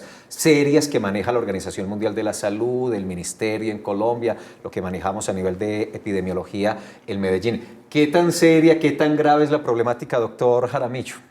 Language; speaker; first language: Spanish; native; Spanish